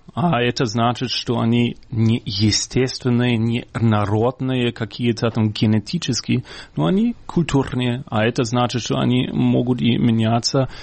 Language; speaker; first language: Russian; non-native, fluent; German